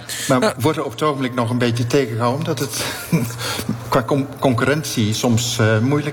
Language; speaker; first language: Dutch; native; Dutch